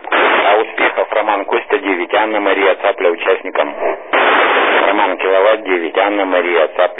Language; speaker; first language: Russian; native; Russian